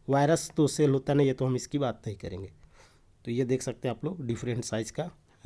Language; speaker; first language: Hindi; native; Hindi